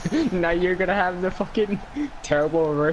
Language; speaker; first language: English; native; English